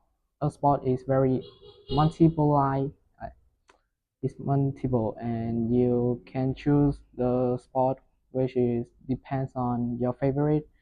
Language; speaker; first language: English; non-native, learner; Vietnamese